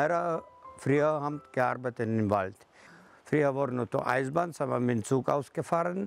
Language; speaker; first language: German; non-native, local second language; Ukrainian